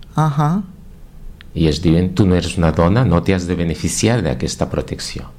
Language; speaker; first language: Catalan; non-native, fluent; Spanish